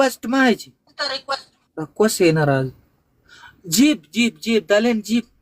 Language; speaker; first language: Arabic; non-native, learner; Pashto